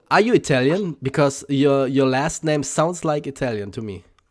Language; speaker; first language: English; non-native, fluent; German